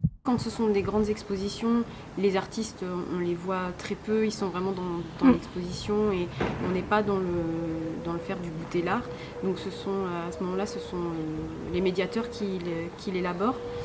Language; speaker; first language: French; native; French